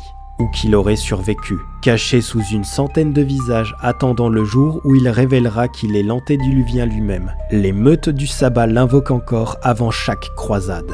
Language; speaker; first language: French; native; French